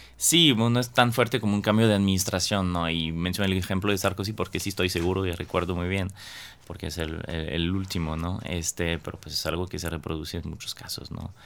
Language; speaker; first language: Spanish; non-native, fluent; French